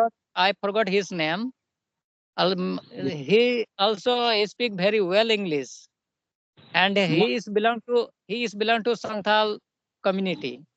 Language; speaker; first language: English; non-native, learner; Hindi